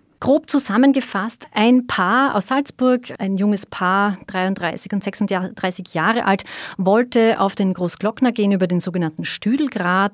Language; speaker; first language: German; native; German